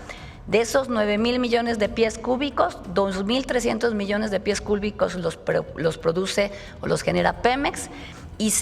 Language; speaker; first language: Spanish; native; Spanish